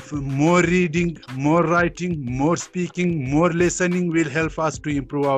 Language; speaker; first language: English; non-native, learner; Persian